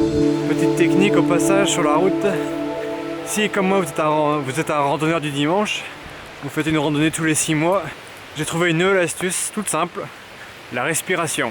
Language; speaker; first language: French; native; French